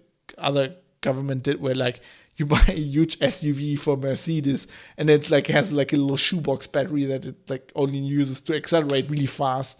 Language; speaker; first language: English; non-native, fluent; German